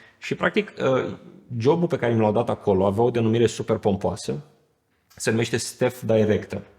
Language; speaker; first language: Romanian; native; Romanian